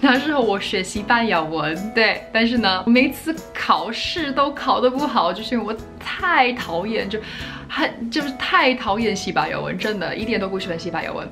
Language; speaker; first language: Chinese; non-native, fluent; English